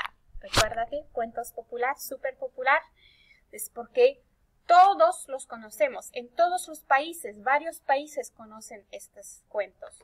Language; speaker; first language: Spanish; early bilingual, heritage; Spanish